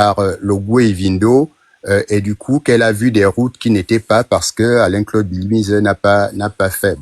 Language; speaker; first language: French; non-native, local second language; Fang